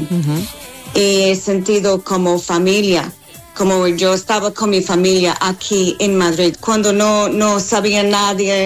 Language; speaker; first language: Spanish; non-native, fluent; English